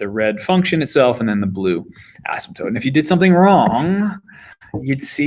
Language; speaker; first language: English; native; English